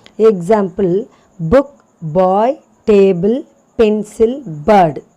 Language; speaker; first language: English; non-native, local second language; Tamil